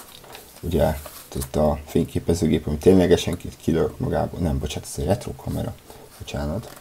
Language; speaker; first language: Hungarian; native; Hungarian